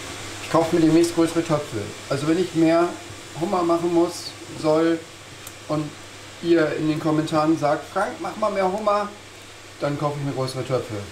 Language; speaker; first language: German; native; German